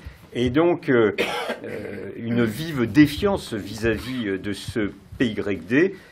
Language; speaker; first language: French; native; French